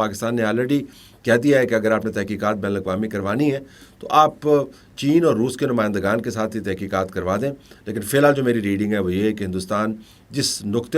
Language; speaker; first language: Urdu; native; Urdu